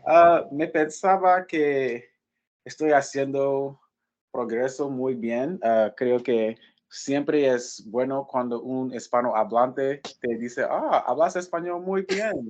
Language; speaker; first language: Spanish; non-native, learner; English